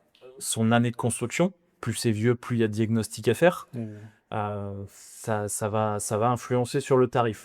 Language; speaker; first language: French; native; French